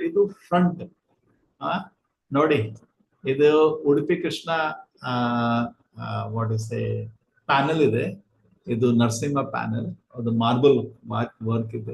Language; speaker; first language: Kannada; non-native, learner; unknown